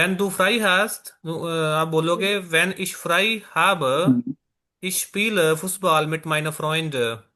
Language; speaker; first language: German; non-native, learner; Urdu